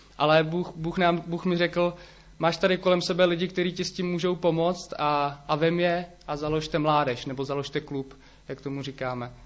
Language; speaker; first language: Czech; native; Czech